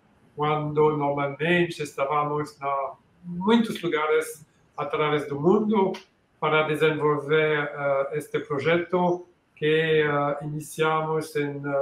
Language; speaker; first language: Portuguese; non-native, learner; French